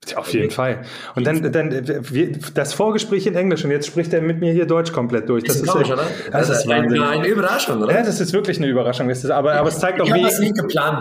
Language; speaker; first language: German; native; German